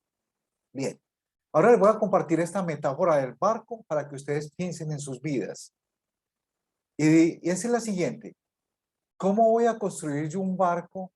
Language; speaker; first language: Spanish; native; Spanish